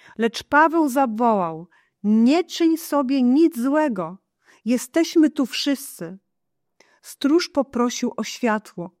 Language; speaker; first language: Polish; non-native, fluent; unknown